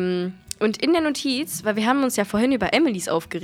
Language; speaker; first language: German; native; German